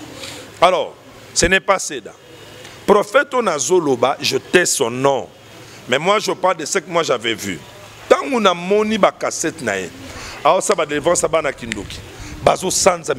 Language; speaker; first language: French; non-native, local second language; Lingala